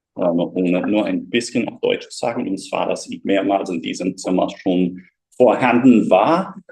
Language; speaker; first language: German; non-native, fluent; English